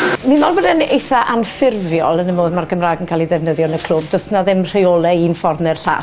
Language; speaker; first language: Welsh; native; Welsh